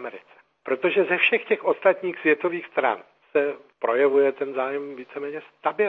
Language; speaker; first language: Czech; native; Czech